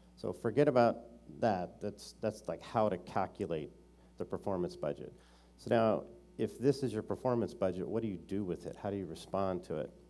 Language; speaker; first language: English; native; English